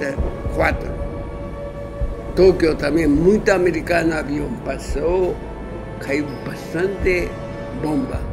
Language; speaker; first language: Portuguese; non-native, learner; Japanese